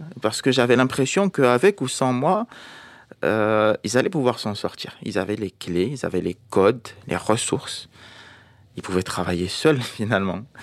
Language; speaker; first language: French; non-native, local second language; Arabic